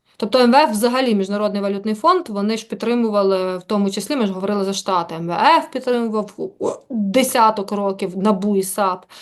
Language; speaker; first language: Ukrainian; native; Ukrainian